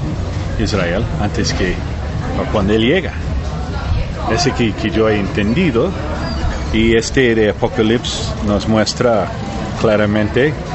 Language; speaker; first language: Spanish; non-native, learner; English